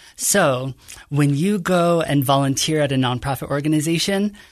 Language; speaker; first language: English; native; English